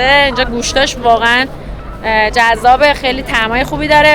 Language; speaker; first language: Persian; native; Persian